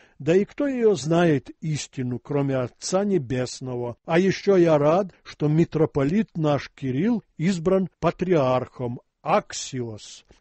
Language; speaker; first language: Russian; non-native, local second language; Ukrainian